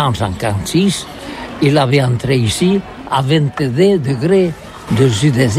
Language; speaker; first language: French; non-native, learner; Catalan